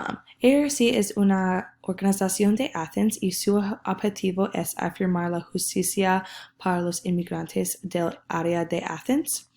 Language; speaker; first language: Spanish; non-native, learner; English